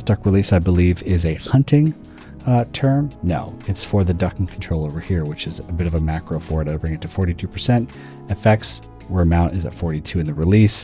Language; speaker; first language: English; native; English